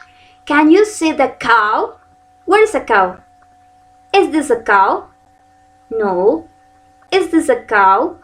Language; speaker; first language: English; non-native, learner; Spanish